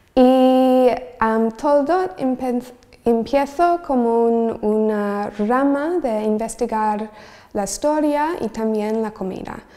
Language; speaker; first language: Spanish; non-native, learner; English